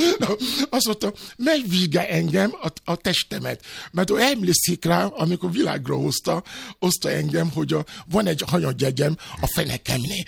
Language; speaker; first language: Hungarian; non-native, fluent; Yoruba